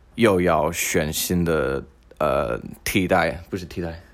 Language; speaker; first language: Chinese; non-native, fluent; English